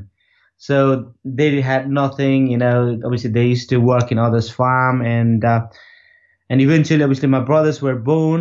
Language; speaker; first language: English; non-native, local second language; Nepali